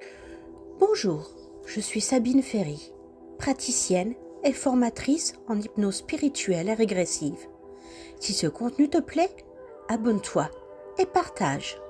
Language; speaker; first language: French; native; French